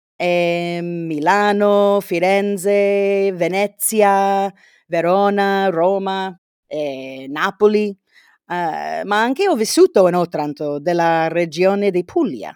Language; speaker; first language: Italian; non-native, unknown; English